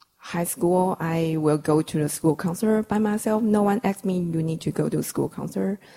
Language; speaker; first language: English; non-native, fluent; Chinese